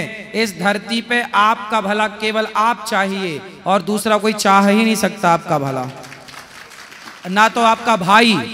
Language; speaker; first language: Hindi; native; Hindi